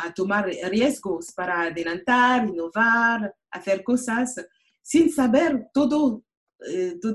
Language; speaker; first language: Spanish; non-native, fluent; French